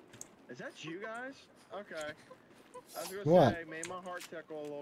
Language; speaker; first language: English; native; English